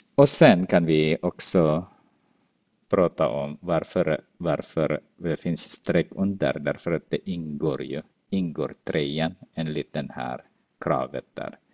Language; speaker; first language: Swedish; non-native, fluent; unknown